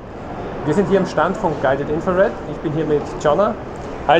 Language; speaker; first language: German; native; German